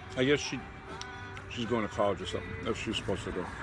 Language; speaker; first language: English; native; English